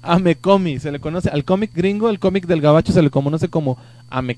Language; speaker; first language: Spanish; native; Spanish